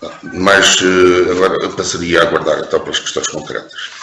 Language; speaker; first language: Portuguese; native; Portuguese